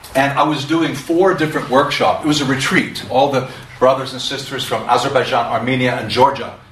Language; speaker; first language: English; native; English